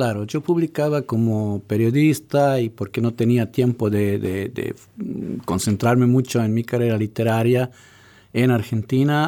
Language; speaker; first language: Spanish; non-native, fluent; Serbian